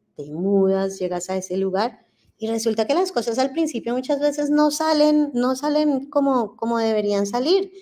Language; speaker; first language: Spanish; native; Spanish